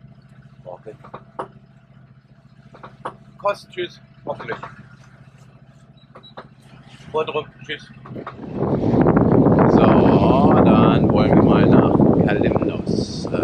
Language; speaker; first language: German; native; German